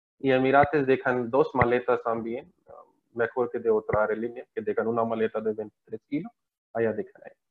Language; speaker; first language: Spanish; non-native, learner; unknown